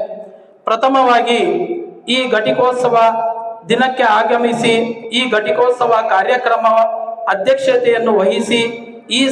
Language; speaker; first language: Kannada; native; Kannada